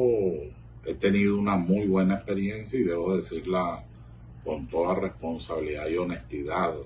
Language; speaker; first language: Spanish; native; Spanish